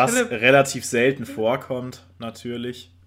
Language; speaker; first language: German; native; German